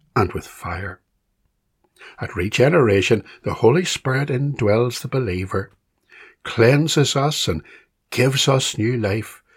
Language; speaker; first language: English; native; English